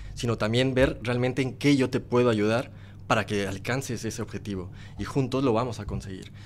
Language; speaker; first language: Spanish; native; Spanish